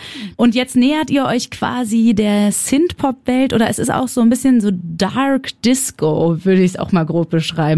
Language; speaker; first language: German; native; German